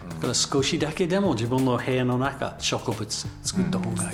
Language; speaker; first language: Japanese; non-native, learner; English